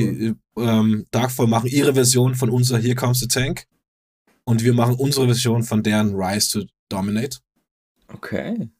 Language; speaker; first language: German; non-native, fluent; Danish